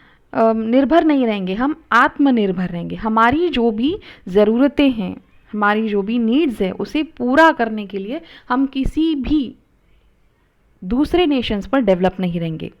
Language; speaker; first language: Hindi; non-native, local second language; Marathi